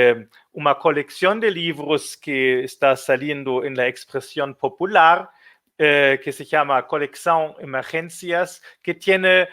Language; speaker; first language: Spanish; non-native, fluent; German